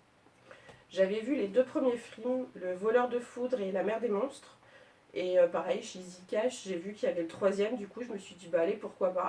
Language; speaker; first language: French; native; French